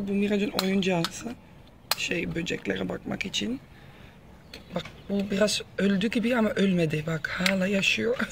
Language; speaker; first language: Turkish; non-native, learner; Dutch